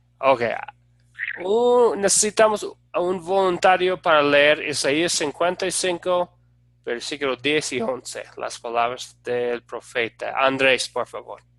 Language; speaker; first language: Spanish; non-native, fluent; English